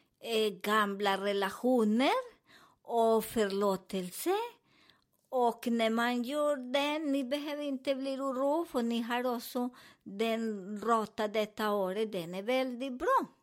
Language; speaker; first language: Swedish; non-native, learner; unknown